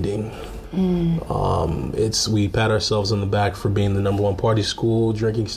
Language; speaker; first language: English; native; English